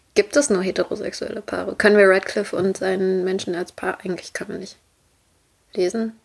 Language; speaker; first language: German; native; German